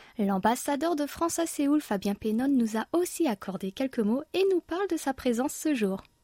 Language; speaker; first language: French; native; French